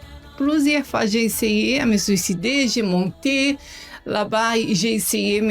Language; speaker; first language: French; non-native, learner; Portuguese